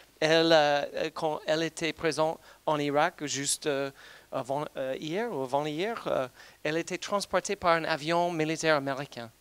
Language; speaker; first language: French; non-native, fluent; English